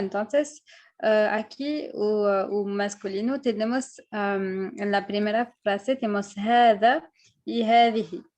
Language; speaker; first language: Spanish; non-native, fluent; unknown